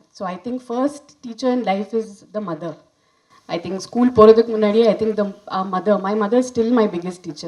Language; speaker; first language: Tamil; non-native, fluent; Hindi